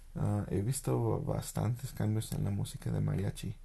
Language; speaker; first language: Spanish; early bilingual, heritage; Spanish